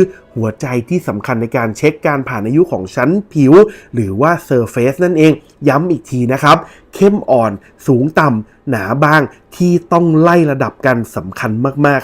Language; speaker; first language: Thai; native; Thai